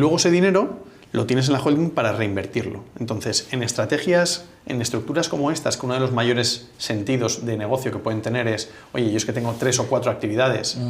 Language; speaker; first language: Spanish; native; Spanish